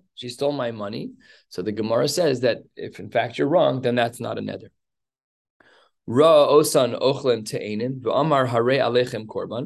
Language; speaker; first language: English; native; English